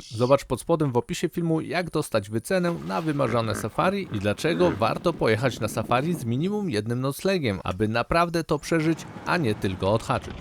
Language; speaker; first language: Polish; native; Polish